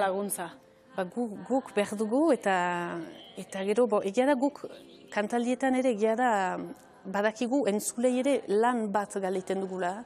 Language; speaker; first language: Basque; native; Basque